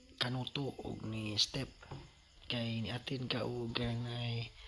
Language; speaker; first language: Filipino; non-native, local second language; Cebuano